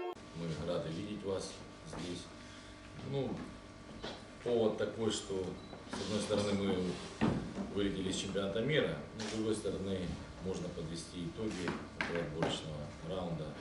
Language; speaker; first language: Russian; native; Russian